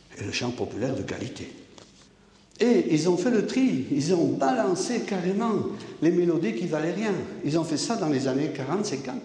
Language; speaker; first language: French; non-native, local second language; Basque